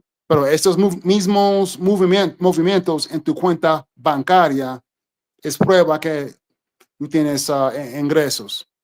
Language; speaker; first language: Spanish; non-native, fluent; English